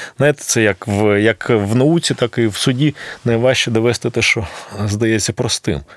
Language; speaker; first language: Ukrainian; non-native, local second language; Russian